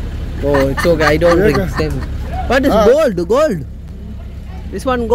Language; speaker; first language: English; non-native, learner; Tamil